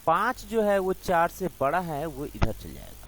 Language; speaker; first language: Hindi; non-native, local second language; Bangla